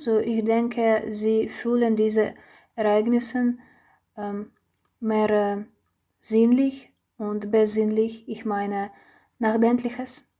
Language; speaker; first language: German; non-native, fluent; Russian